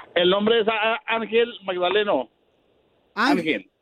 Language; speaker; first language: Spanish; native; Spanish